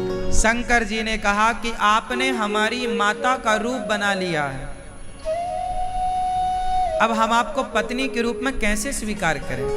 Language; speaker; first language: Hindi; native; Hindi